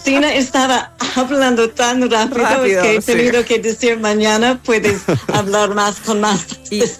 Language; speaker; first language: Spanish; non-native, fluent; English